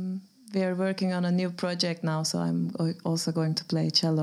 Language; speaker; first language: English; non-native, fluent; Turkish